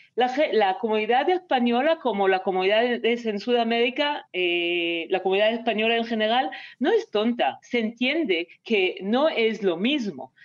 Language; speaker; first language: Spanish; non-native, fluent; Hebrew